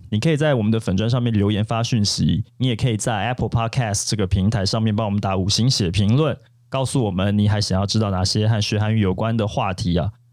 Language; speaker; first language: Chinese; native; Chinese